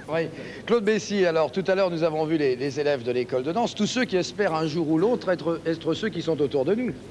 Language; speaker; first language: French; native; French